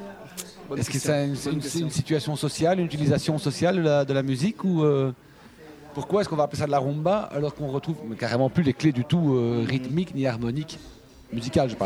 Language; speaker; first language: French; native; French